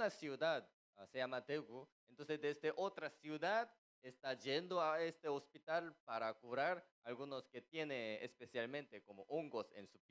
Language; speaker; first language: Spanish; non-native, fluent; Korean